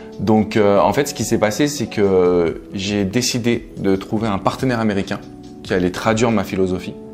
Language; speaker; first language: French; native; French